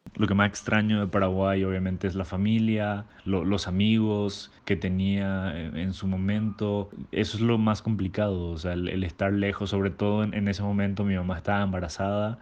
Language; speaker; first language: Spanish; native; Spanish